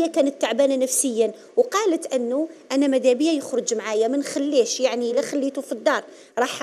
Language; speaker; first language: Arabic; native; Arabic